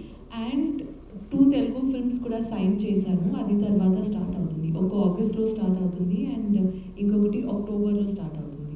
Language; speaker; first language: Telugu; non-native, learner; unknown